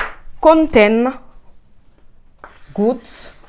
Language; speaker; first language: German; non-native, fluent; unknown